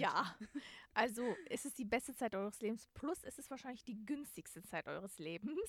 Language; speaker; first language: German; native; German